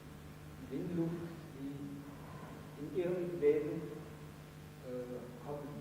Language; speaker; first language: German; non-native, fluent; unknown